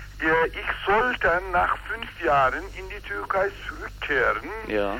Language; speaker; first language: German; non-native, learner; Turkish